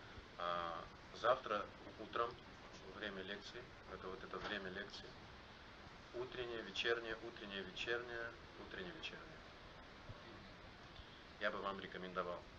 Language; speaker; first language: Russian; native; Russian